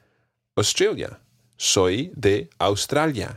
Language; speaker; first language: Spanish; non-native, fluent; English